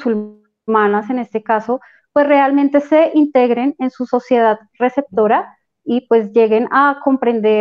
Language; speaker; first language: Spanish; native; Spanish